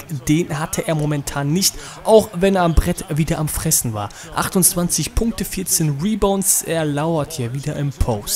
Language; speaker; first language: German; native; German